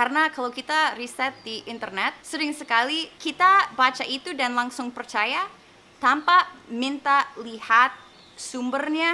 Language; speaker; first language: Indonesian; non-native, fluent; English